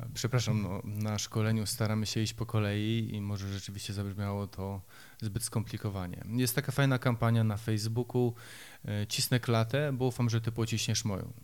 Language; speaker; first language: Polish; native; Polish